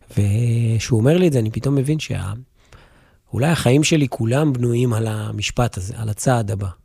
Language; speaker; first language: Hebrew; native; Hebrew